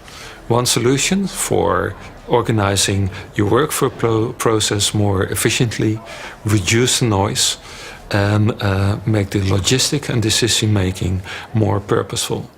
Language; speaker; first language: English; non-native, fluent; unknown